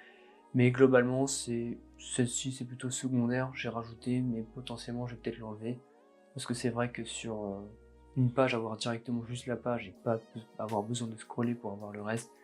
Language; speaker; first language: French; native; French